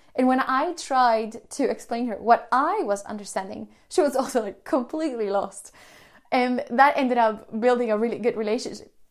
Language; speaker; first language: English; non-native, fluent; Spanish